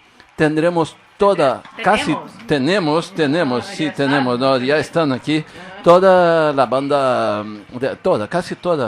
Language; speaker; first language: Spanish; non-native, fluent; Portuguese